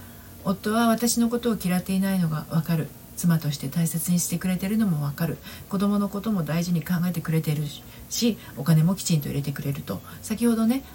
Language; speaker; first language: Japanese; native; Japanese